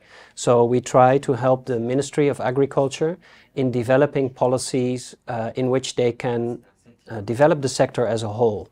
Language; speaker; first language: English; non-native, fluent; Dutch